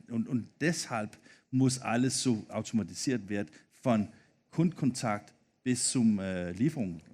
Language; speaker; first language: German; non-native, fluent; Danish